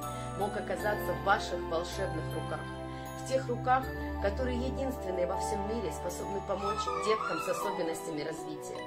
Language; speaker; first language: Russian; native; Russian